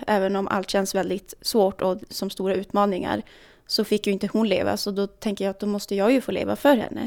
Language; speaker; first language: Swedish; native; Swedish